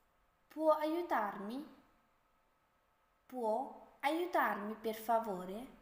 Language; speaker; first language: Italian; non-native, learner; Urdu